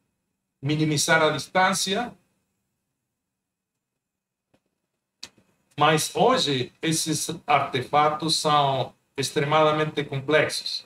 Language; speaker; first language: Portuguese; non-native, fluent; Spanish